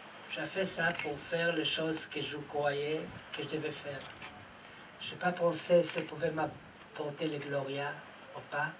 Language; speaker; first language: French; non-native, fluent; Hebrew